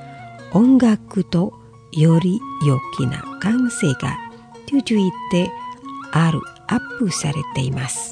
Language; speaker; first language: Japanese; non-native, fluent; Indonesian